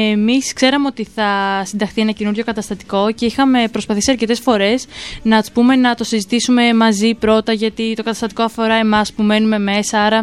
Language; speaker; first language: Greek; native; Greek